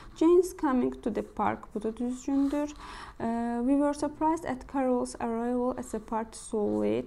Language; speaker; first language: English; non-native, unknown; Azerbaijani